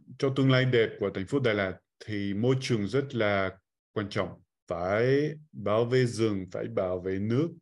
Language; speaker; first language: Vietnamese; non-native, fluent; French